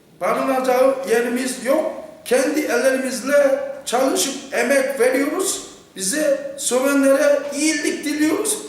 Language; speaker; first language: Turkish; non-native, fluent; Korean